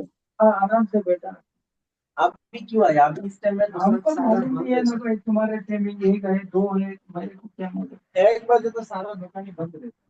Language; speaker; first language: Hindi; non-native, local second language; Bangla